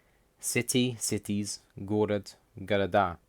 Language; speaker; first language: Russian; non-native, fluent; English